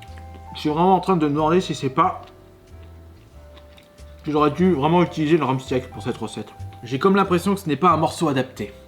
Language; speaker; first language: French; native; French